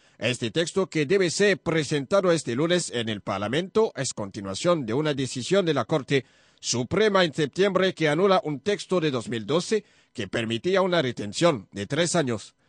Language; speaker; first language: Spanish; non-native, fluent; French